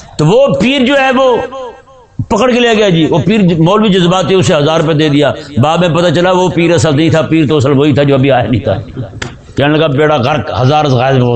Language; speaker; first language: Urdu; native; Urdu